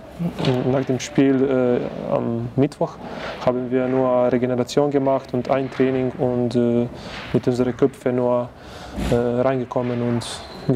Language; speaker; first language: German; non-native, fluent; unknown